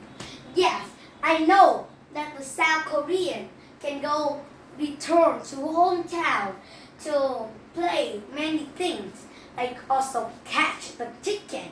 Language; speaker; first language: English; non-native, learner; Vietnamese